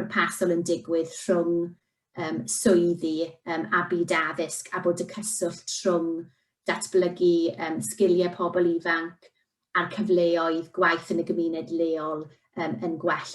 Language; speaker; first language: Welsh; native; Welsh